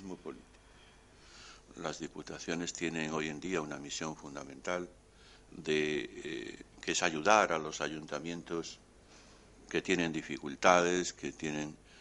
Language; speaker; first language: Spanish; native; Spanish